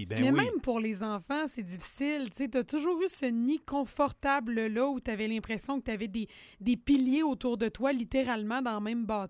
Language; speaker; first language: French; native; French